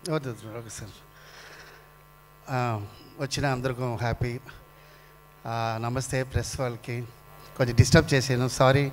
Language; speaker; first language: Telugu; non-native, learner; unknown